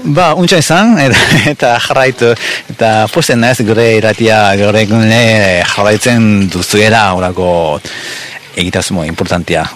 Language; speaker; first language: Basque; non-native, fluent; Japanese